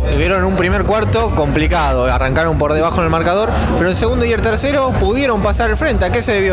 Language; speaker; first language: Spanish; native; Spanish